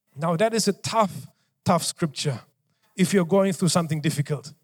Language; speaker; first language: English; non-native, fluent; German